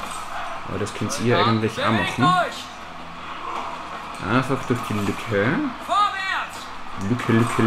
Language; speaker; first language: German; native; German